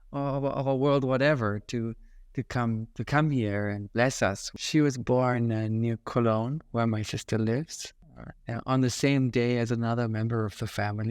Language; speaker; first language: English; non-native, fluent; German